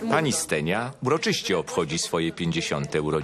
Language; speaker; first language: Polish; native; Polish